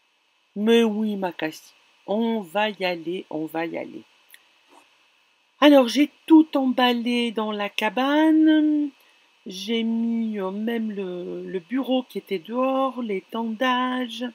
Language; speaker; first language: French; native; French